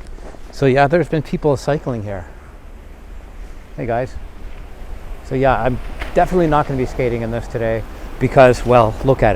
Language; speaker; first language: English; native; English